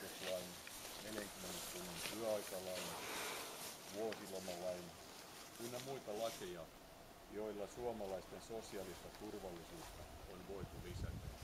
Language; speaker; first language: Finnish; native; Finnish